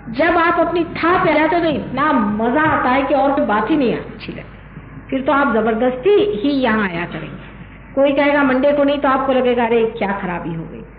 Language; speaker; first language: Hindi; non-native, local second language; Marathi